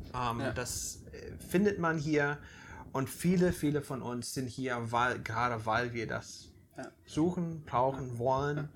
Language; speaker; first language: German; non-native, fluent; English